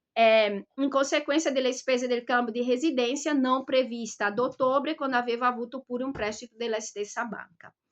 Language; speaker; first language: Italian; non-native, fluent; Portuguese